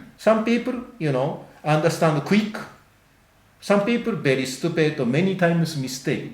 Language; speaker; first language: English; non-native, learner; Japanese